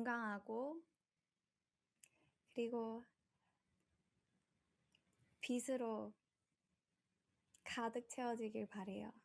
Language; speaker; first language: Korean; early bilingual, heritage; Korean